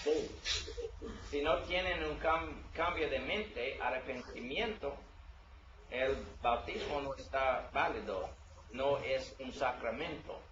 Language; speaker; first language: Spanish; non-native, learner; English